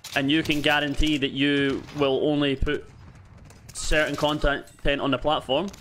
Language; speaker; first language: English; native; English